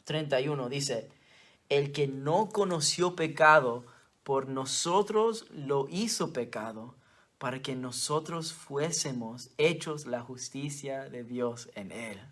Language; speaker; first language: Spanish; non-native, fluent; English